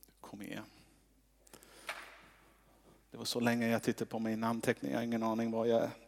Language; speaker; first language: Swedish; non-native, fluent; English